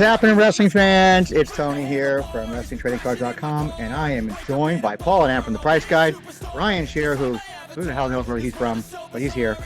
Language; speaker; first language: English; native; English